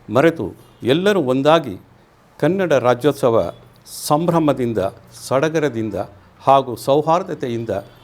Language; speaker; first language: Kannada; non-native, local second language; Tamil